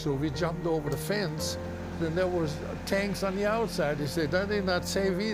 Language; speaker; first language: English; non-native, fluent; German